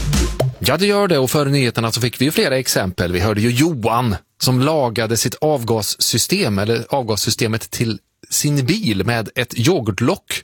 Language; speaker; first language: Swedish; native; Swedish